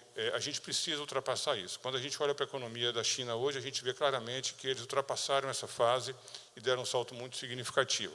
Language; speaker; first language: Portuguese; native; Portuguese